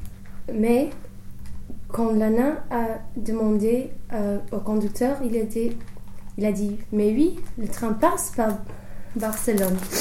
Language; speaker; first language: French; non-native, learner; English